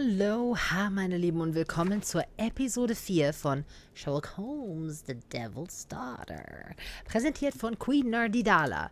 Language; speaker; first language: German; native; German